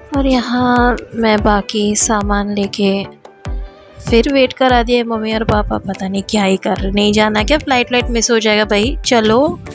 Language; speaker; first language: Hindi; non-native, local second language; Bangla